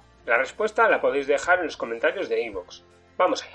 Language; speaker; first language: Spanish; native; Spanish